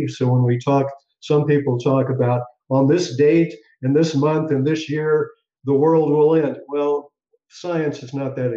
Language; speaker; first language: English; native; English